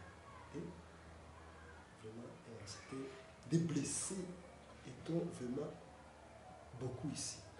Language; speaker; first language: French; non-native, learner; Kinyarwanda